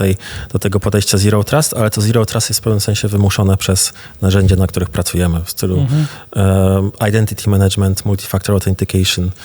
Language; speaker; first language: Polish; native; Polish